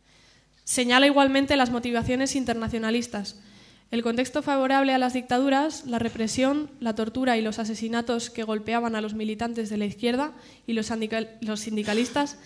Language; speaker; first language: Spanish; native; Spanish